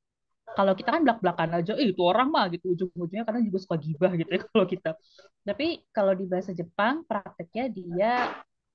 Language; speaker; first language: Indonesian; native; Indonesian